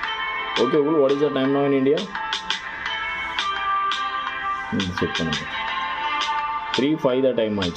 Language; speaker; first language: Tamil; non-native, local second language; Malayalam